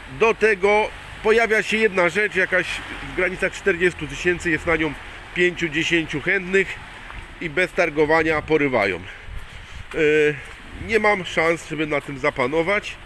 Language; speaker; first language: Polish; native; Polish